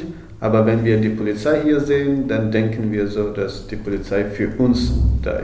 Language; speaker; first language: German; non-native, fluent; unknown